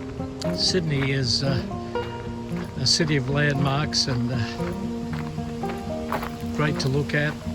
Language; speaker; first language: English; native; English